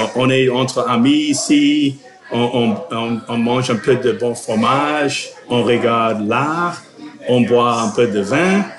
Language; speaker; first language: French; non-native, fluent; English